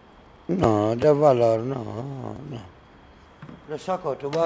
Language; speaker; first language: Spanish; non-native, learner; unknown